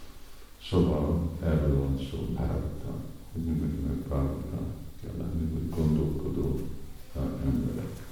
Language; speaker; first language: Hungarian; native; Hungarian